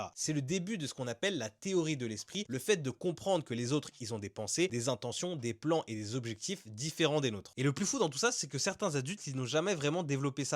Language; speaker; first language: French; native; French